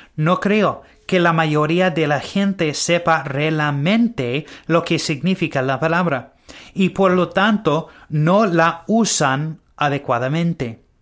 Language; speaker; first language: Spanish; non-native, learner; English